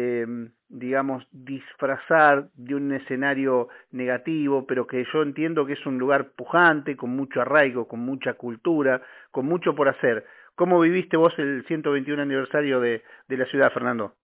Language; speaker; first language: Spanish; native; Spanish